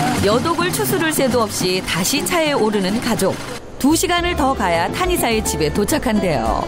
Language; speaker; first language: Korean; native; Korean